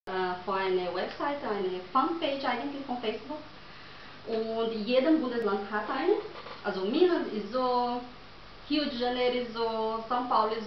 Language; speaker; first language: German; non-native, learner; Portuguese